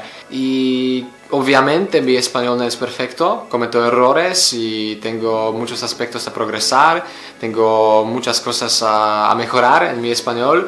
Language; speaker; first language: Spanish; non-native, learner; Polish